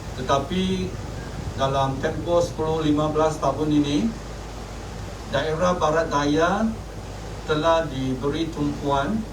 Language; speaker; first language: Malay; non-native, local second language; Chinese